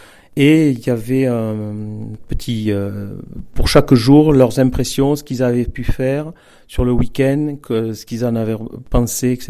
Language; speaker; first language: French; native; French